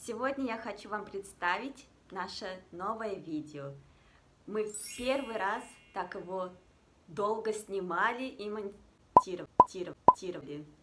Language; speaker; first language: Russian; early bilingual, heritage; Russian